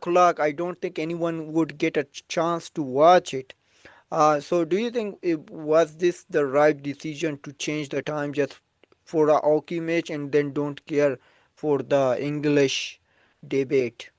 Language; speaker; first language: English; non-native, fluent; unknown